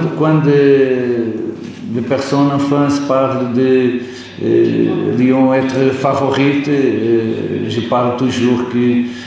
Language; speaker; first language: French; non-native, learner; Portuguese